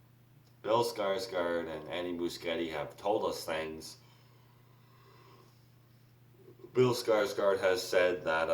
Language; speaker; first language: English; native; English